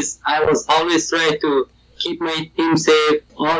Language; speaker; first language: English; non-native, learner; Persian